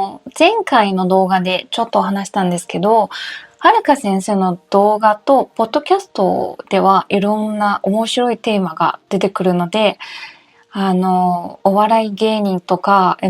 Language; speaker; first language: Japanese; non-native, fluent; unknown